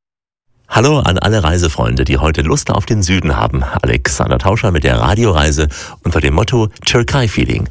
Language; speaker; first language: German; native; German